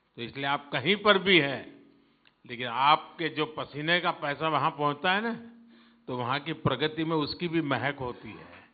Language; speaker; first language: Hindi; non-native, local second language; Gujarati